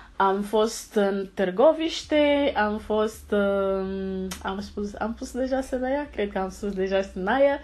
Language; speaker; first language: Romanian; non-native, learner; Portuguese